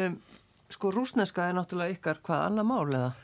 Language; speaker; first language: Icelandic; native; Icelandic